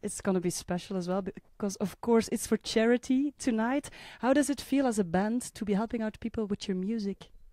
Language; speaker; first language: English; non-native, fluent; Dutch